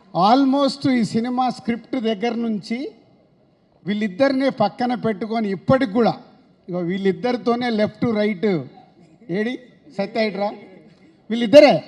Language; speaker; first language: Telugu; native; Telugu